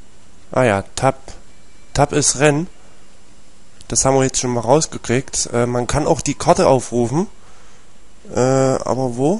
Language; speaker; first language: German; native; German